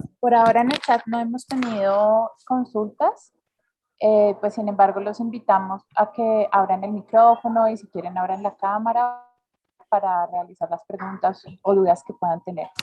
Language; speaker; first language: Spanish; native; Spanish